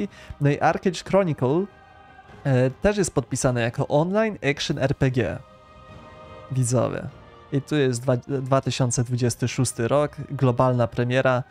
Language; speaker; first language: Polish; native; Polish